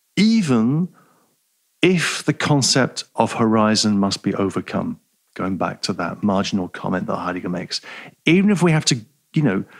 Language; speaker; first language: English; native; English